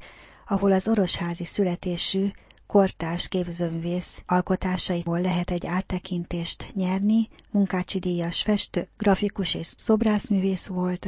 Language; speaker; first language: Hungarian; native; Hungarian